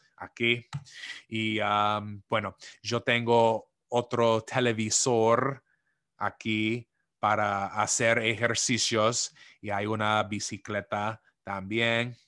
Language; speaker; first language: Spanish; non-native, fluent; English